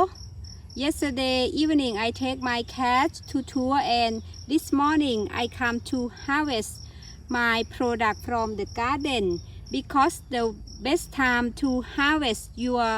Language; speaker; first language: English; non-native, learner; Thai